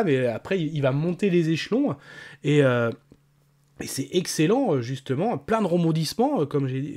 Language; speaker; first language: French; native; French